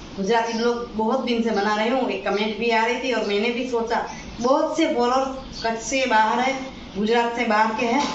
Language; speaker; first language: Hindi; non-native, local second language; Gujarati